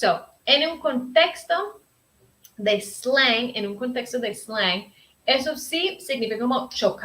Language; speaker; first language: Spanish; early bilingual, heritage; Spanish